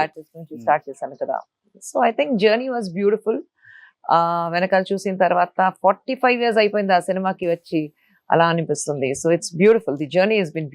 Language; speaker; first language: Telugu; non-native, local second language; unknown